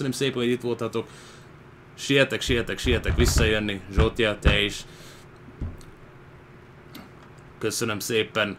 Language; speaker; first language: Hungarian; early bilingual, heritage; Hungarian